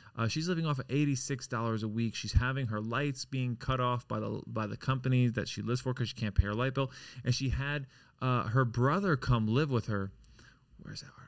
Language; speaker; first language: English; native; English